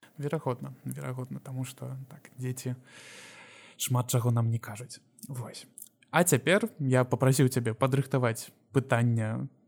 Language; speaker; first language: Belarusian; non-native, local second language; Russian